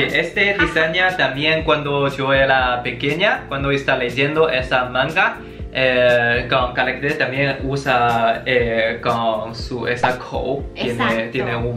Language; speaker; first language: Spanish; non-native, learner; Chinese